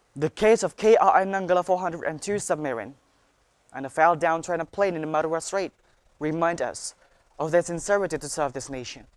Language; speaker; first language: English; non-native, learner; Indonesian